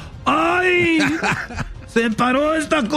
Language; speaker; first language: Spanish; native; Spanish